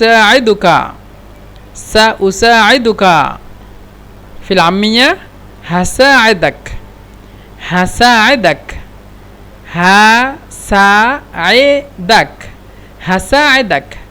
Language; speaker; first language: Arabic; non-native, fluent; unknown